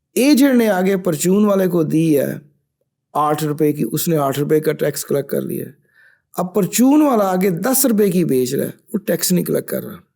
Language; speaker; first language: Urdu; non-native, local second language; Punjabi